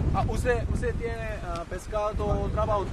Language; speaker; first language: Spanish; non-native, learner; Korean